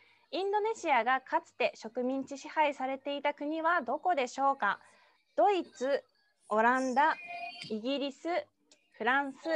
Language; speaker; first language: Japanese; native; Japanese